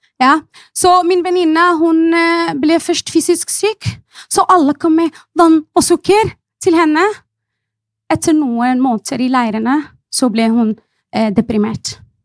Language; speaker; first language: Norwegian; non-native, fluent; Arabic